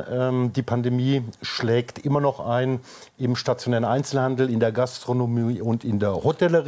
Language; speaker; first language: German; native; German